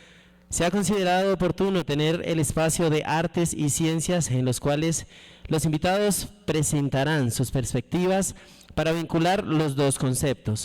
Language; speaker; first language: Spanish; native; Spanish